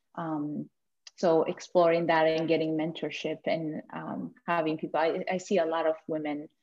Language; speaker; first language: English; non-native, fluent; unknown